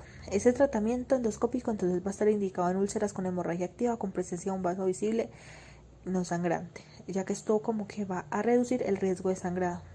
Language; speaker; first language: Spanish; native; Spanish